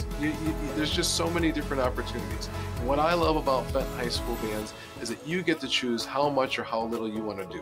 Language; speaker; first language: English; native; English